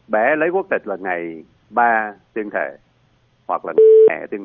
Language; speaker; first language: Vietnamese; native; Vietnamese